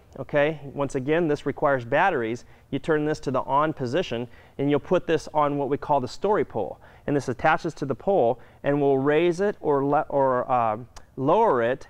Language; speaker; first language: English; native; English